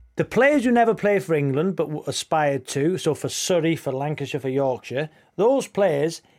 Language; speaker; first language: English; native; English